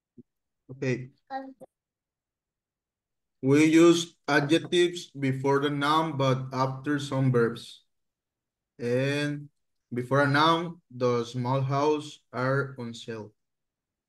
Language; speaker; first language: English; non-native, learner; Spanish